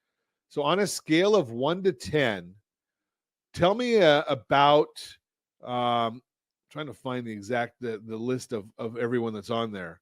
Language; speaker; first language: English; native; English